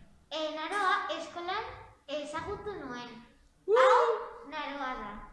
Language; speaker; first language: Basque; non-native, local second language; Spanish